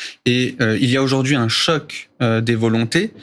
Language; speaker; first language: French; native; French